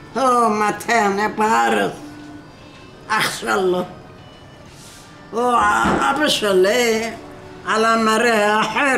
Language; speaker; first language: Hebrew; non-native, learner; Arabic